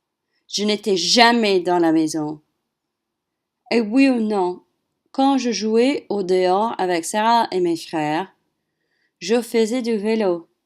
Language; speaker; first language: French; non-native, learner; English